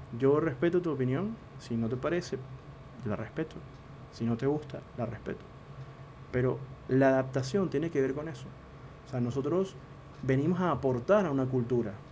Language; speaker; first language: Spanish; native; Spanish